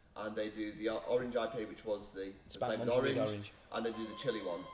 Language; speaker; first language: English; native; English